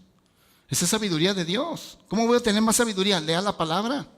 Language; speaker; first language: Spanish; native; Spanish